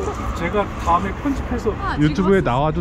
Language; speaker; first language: Korean; native; Korean